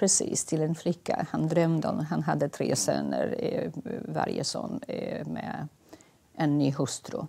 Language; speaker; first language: Swedish; non-native, fluent; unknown